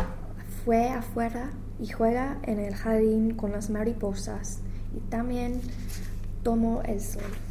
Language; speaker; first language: Spanish; non-native, learner; English